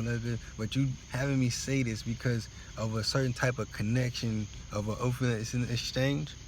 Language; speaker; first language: English; native; English